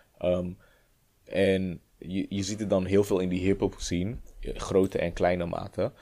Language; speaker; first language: Dutch; native; Dutch